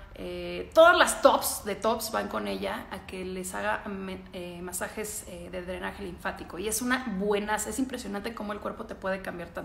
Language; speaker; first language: Spanish; native; Spanish